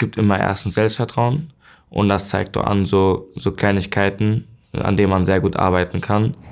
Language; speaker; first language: German; native; German